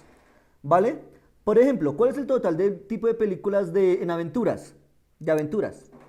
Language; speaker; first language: Spanish; native; Spanish